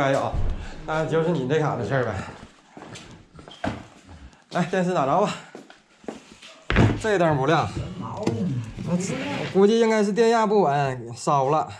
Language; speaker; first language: Chinese; native; Chinese